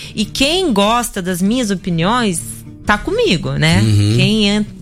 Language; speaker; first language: Portuguese; non-native, local second language; Russian